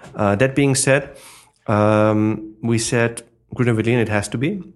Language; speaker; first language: English; non-native, fluent; German